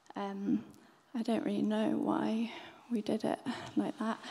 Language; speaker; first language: English; native; English